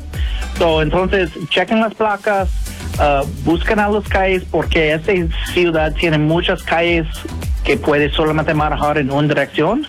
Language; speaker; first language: Spanish; non-native, learner; English